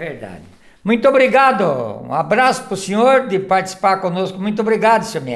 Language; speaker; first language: Portuguese; native; Portuguese